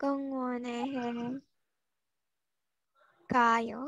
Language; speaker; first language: Korean; non-native, learner; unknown